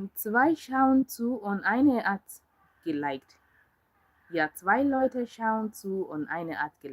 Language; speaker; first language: German; non-native, learner; Yoruba